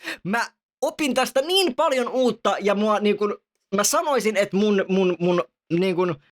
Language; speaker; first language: Finnish; native; Finnish